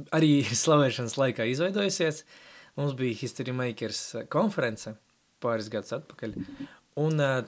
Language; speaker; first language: Latvian; non-native, local second language; Russian